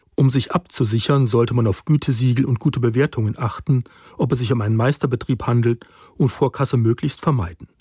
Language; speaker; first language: German; native; German